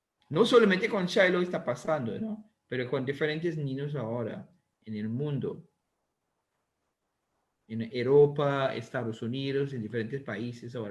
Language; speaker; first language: Spanish; non-native, learner; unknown